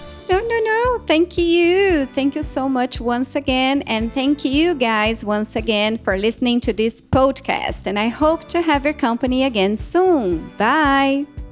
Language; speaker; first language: English; non-native, fluent; Portuguese